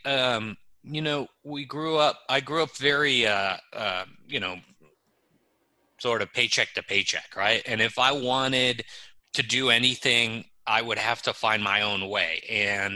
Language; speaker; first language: English; native; English